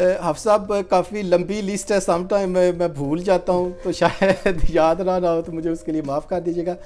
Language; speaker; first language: Hindi; non-native, local second language; Punjabi